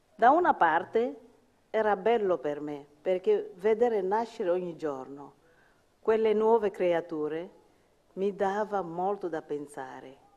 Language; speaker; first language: Italian; non-native, fluent; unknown